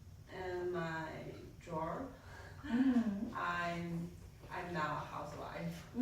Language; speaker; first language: English; non-native, learner; Chinese